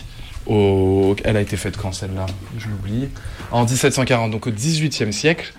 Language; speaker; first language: French; native; French